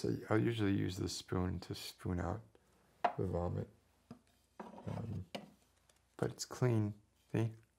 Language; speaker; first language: English; native; English